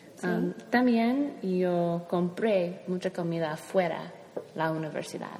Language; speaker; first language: Spanish; non-native, learner; English